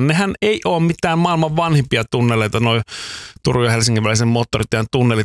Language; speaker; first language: Finnish; native; Finnish